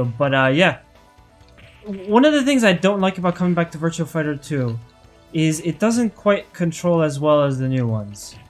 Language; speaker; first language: English; native; English